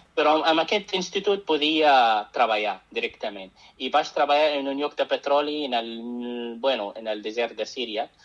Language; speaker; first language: Catalan; non-native, fluent; Arabic